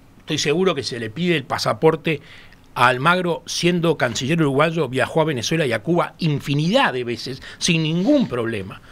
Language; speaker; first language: Spanish; native; Spanish